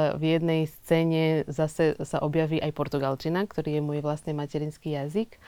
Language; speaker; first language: Slovak; early bilingual, other home language; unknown